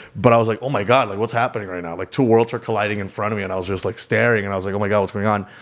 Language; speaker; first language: English; early bilingual, other home language; Spanish